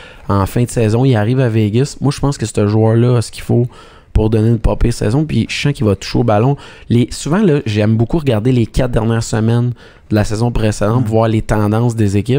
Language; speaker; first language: French; native; French